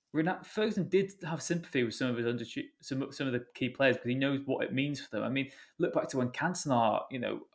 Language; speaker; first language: English; native; English